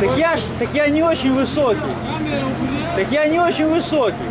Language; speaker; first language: Russian; native; Russian